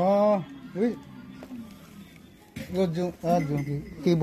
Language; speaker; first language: Korean; non-native, learner; Filipino